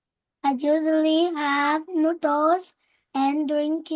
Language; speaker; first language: English; non-native, learner; Vietnamese